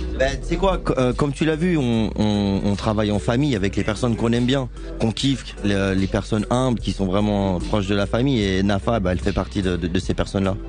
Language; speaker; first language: French; native; French